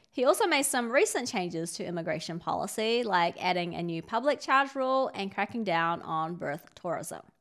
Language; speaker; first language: English; native; English